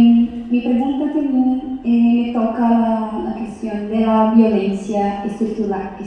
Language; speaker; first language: Spanish; non-native, fluent; Portuguese